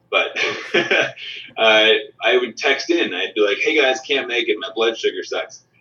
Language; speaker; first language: English; native; English